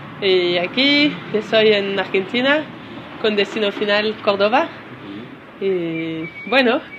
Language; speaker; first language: Spanish; non-native, learner; French